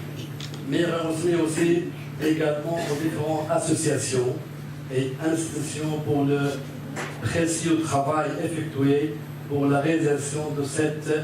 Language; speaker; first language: French; non-native, fluent; Arabic